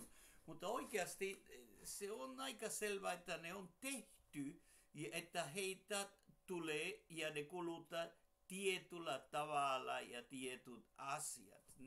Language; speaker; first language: Finnish; non-native, fluent; Spanish